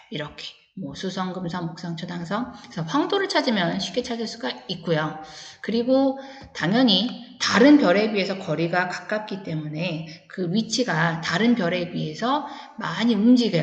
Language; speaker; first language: Korean; native; Korean